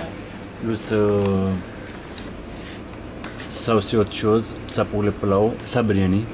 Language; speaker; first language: French; non-native, learner; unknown